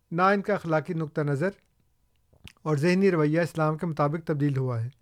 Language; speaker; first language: Urdu; native; Urdu